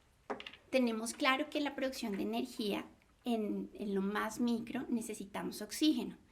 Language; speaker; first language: Spanish; native; Spanish